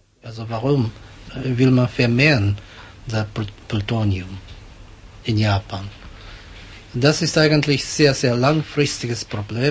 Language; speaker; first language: German; non-native, fluent; Japanese